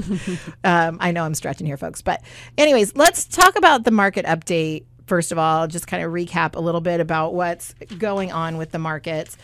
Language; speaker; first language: English; native; English